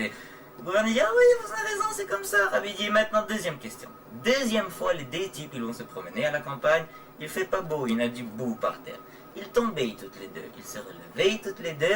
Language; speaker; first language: French; native; French